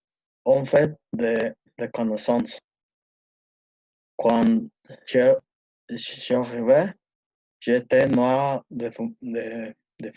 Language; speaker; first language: French; non-native, learner; Spanish